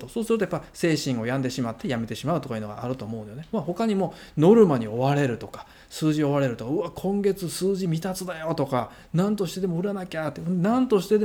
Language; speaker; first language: Japanese; native; Japanese